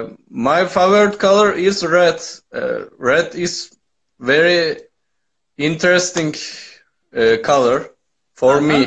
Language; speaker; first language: English; non-native, learner; Turkish